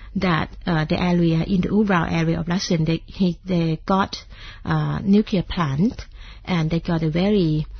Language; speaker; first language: English; non-native, fluent; Thai